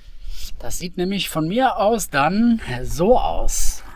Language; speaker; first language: German; native; German